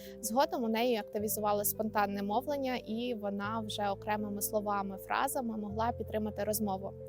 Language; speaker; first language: Ukrainian; native; Ukrainian